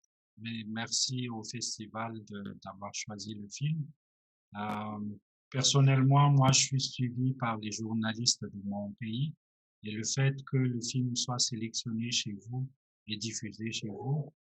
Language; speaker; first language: French; non-native, local second language; Malagasy